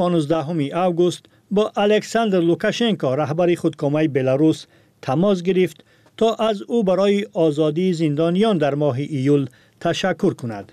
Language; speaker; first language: Persian; native; Persian